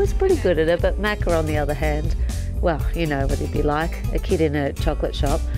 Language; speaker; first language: English; native; English